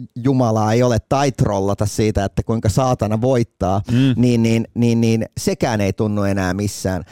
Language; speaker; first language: Finnish; native; Finnish